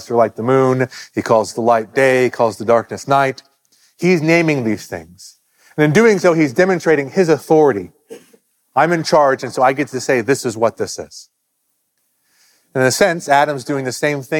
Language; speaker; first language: English; native; English